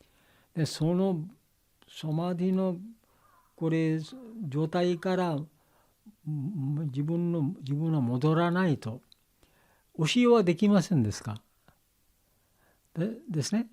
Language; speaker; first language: Japanese; non-native, learner; Bangla